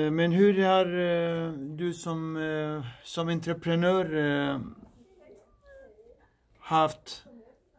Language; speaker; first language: Swedish; non-native, fluent; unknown